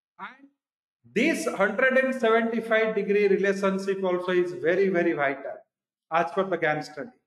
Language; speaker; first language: English; non-native, local second language; Odia